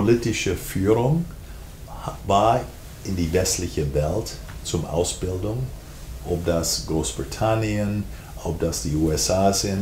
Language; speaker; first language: German; non-native, fluent; English